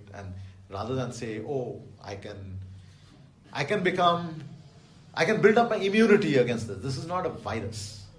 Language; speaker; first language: English; non-native, local second language; Bangla